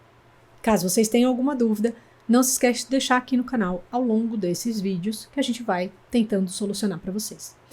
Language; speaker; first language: Portuguese; native; Portuguese